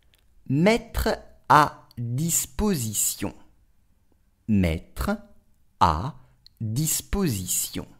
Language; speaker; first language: French; native; French